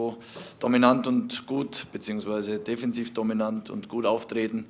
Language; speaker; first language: German; native; German